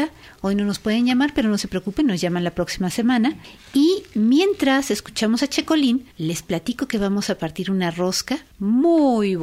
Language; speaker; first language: Spanish; native; Spanish